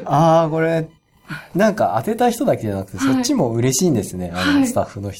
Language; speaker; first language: Japanese; native; Japanese